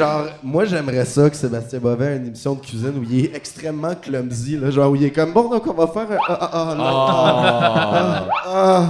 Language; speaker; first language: French; native; French